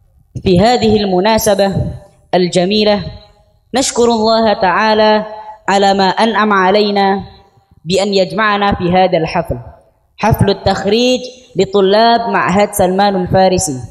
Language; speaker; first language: Arabic; non-native, fluent; Indonesian